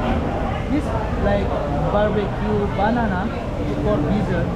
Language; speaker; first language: English; non-native, learner; Indonesian